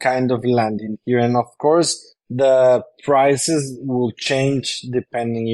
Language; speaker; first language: English; non-native, fluent; Spanish